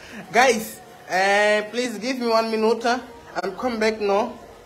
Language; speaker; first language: English; non-native, learner; Portuguese